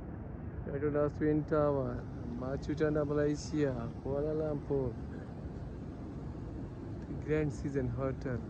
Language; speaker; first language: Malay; non-native, learner; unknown